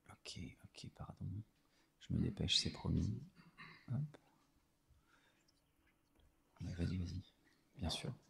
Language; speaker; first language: French; native; French